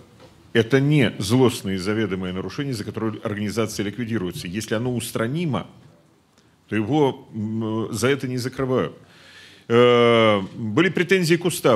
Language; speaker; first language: Russian; native; Russian